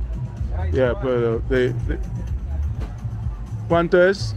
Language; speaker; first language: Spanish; non-native, learner; English